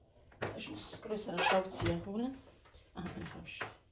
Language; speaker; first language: German; non-native, fluent; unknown